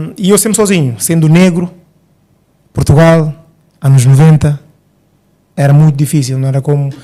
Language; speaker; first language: Portuguese; early bilingual, other home language; Upper Guinea Crioulo